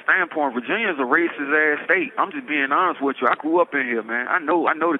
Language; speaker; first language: English; native; English